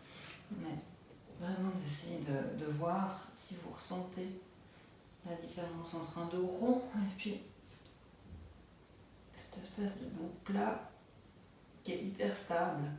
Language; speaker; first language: French; native; French